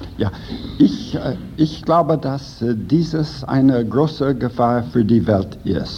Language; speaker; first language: German; non-native, fluent; English